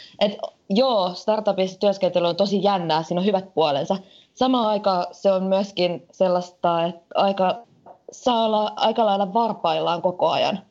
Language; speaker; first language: Finnish; native; Finnish